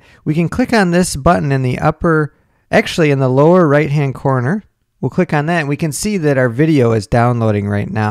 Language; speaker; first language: English; native; English